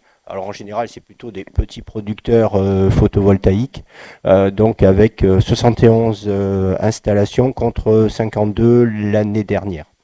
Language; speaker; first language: French; native; French